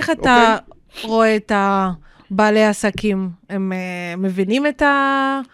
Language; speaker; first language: Hebrew; native; Hebrew